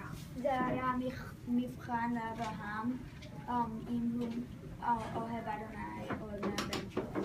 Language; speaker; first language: Hebrew; non-native, learner; English